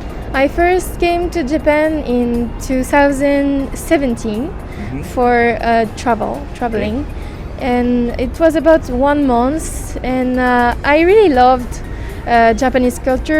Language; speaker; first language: English; non-native, fluent; French